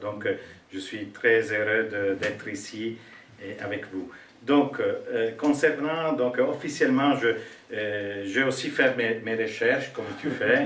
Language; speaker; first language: French; non-native, fluent; Italian